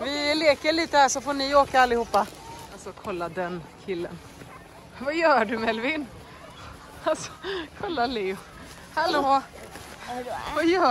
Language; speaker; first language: Swedish; native; Swedish